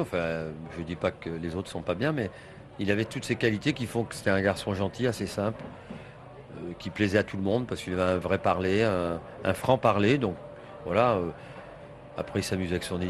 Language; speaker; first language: French; native; French